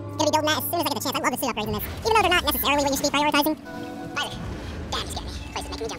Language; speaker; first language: English; native; English